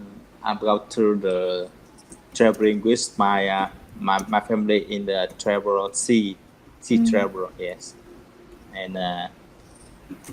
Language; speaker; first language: English; non-native, learner; Vietnamese